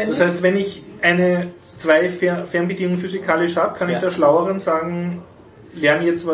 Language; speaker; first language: German; native; German